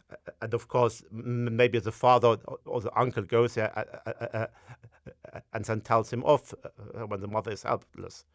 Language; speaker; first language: English; non-native, fluent; Luxembourgish